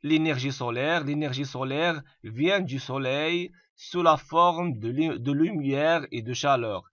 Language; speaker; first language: French; non-native, local second language; Arabic